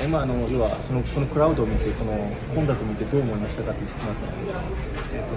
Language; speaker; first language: Japanese; non-native, fluent; Urdu